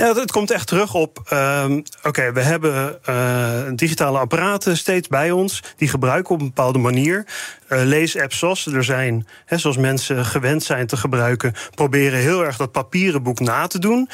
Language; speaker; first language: Dutch; native; Dutch